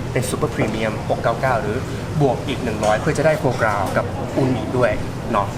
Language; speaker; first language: Thai; native; Thai